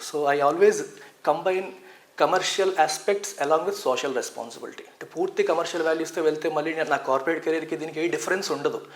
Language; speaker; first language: Telugu; native; Telugu